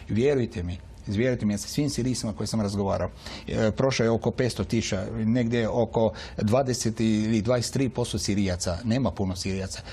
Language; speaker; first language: Bosnian; non-native, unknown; Arabic